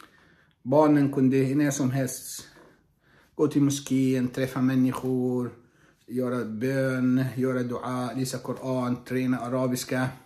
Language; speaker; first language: Swedish; non-native, fluent; Arabic